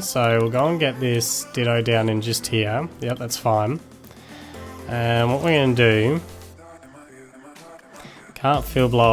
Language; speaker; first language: English; native; English